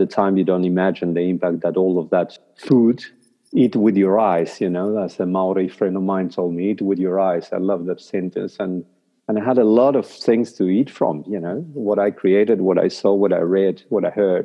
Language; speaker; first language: English; non-native, fluent; Spanish